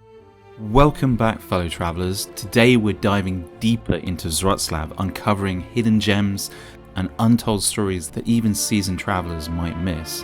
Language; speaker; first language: English; native; English